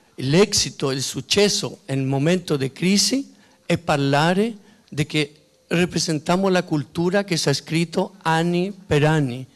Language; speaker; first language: Italian; non-native, fluent; Spanish